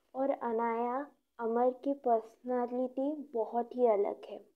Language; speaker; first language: Hindi; non-native, local second language; Odia